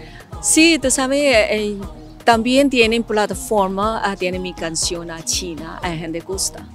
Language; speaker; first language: Spanish; non-native, learner; Chinese